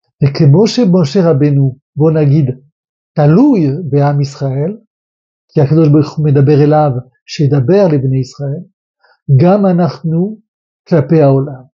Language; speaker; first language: Hebrew; non-native, fluent; French